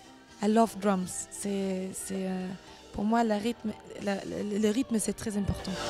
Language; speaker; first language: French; non-native, learner; German